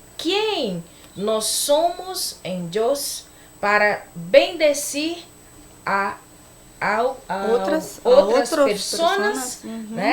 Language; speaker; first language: Spanish; non-native, learner; Portuguese